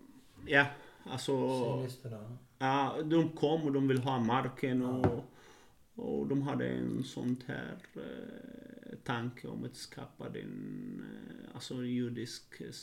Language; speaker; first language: Swedish; non-native, fluent; Arabic